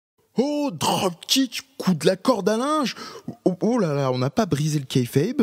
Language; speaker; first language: French; native; French